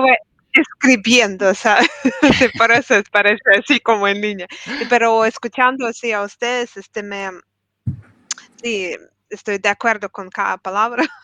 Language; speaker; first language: Spanish; non-native, fluent; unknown